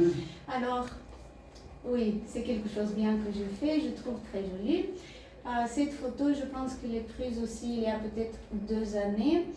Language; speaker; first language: French; non-native, learner; Bulgarian